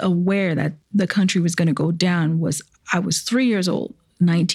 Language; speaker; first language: English; native; English